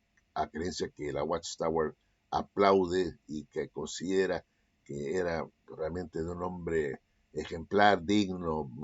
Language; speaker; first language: Spanish; native; Spanish